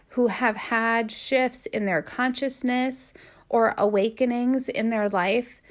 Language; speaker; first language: English; native; English